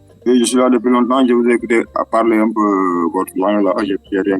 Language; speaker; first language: French; non-native, local second language; Wolof